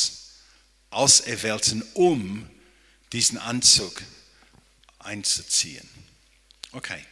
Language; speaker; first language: German; non-native, fluent; English